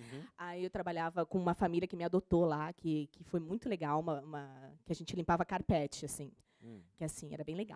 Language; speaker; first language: Portuguese; native; Portuguese